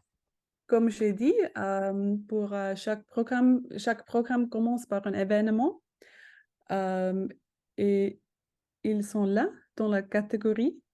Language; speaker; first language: French; non-native, fluent; German